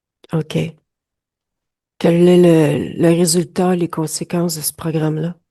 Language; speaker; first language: French; native; French